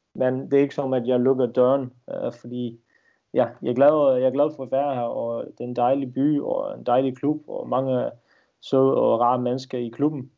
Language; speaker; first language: Danish; non-native, fluent; Dutch